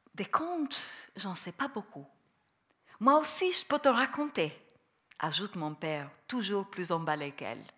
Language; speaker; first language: French; non-native, fluent; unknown